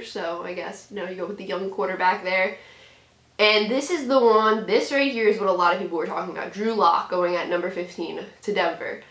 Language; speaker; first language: English; native; English